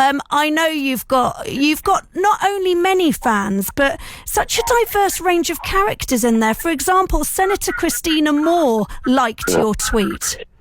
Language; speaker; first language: English; native; English